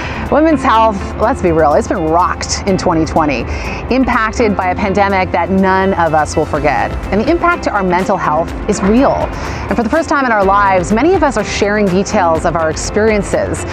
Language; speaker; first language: English; native; English